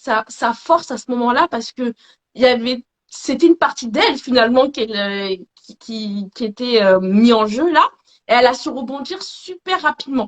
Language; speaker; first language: French; native; French